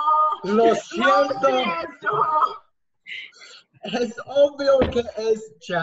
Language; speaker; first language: Spanish; non-native, learner; English